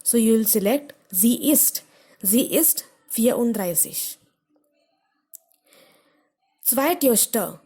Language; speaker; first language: German; non-native, fluent; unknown